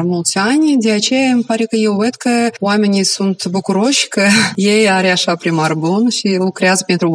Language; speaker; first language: Romanian; non-native, local second language; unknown